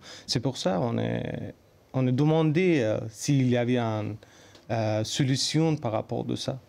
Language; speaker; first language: French; non-native, learner; Persian